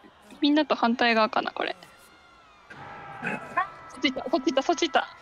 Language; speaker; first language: Japanese; native; Japanese